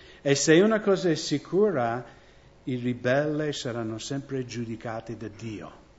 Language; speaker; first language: Italian; non-native, fluent; English